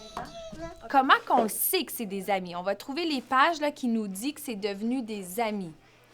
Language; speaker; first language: French; native; French